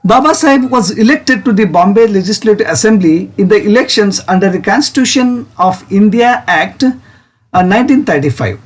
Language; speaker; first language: English; non-native, local second language; Kannada